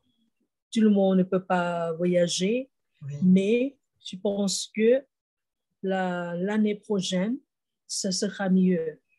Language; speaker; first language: French; non-native, fluent; Thai